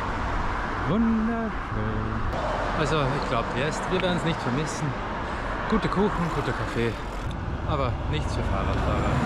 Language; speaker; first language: German; native; German